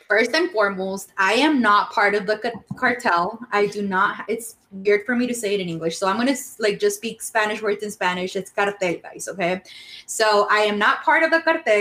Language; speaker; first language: English; early bilingual, other home language; Spanish